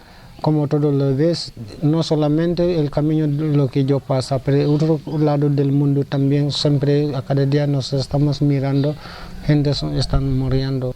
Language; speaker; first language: Spanish; non-native, learner; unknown